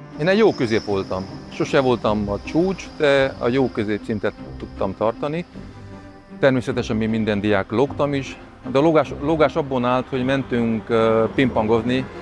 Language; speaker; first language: Hungarian; native; Hungarian